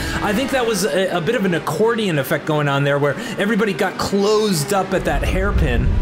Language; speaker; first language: English; native; English